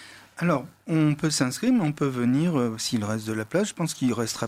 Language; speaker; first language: French; native; French